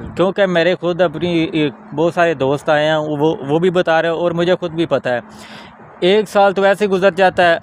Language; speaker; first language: Urdu; non-native, local second language; Punjabi